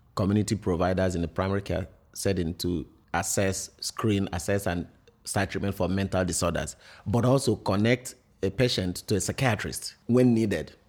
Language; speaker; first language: English; non-native, local second language; Igbo